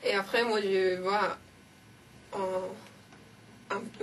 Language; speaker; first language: French; non-native, learner; Japanese